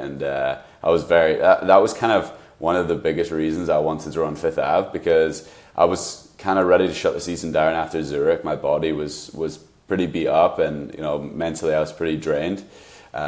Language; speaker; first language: English; native; English